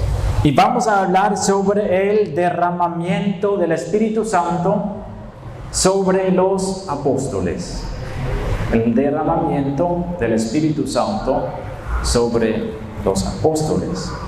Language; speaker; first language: Spanish; non-native, fluent; Dutch